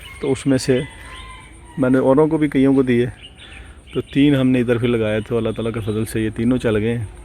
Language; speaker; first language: Urdu; native; Urdu